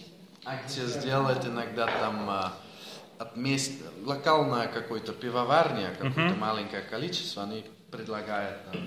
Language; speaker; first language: Russian; non-native, fluent; Dutch